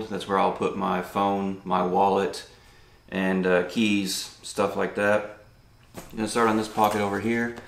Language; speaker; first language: English; native; English